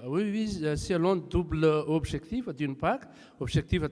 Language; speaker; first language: French; non-native, local second language; Malagasy